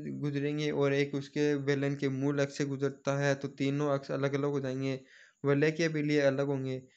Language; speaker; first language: Hindi; native; Hindi